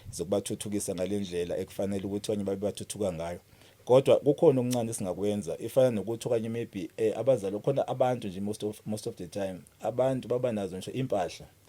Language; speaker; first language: Zulu; non-native, local second language; Xhosa